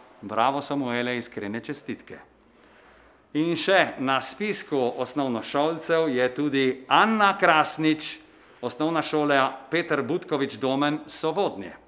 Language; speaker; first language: Slovenian; native; Slovenian